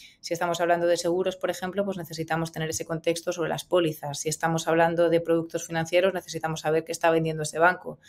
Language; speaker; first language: Spanish; native; Spanish